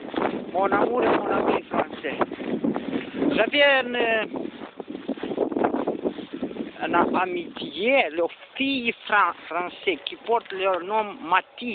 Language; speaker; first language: French; non-native, learner; Romanian